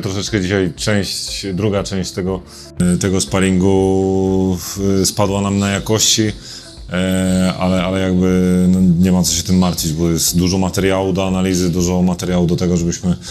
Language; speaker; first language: Polish; native; Polish